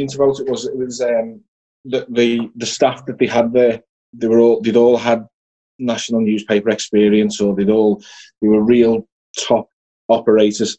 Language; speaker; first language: English; native; English